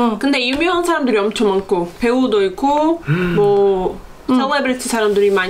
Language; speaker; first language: Korean; non-native, learner; Portuguese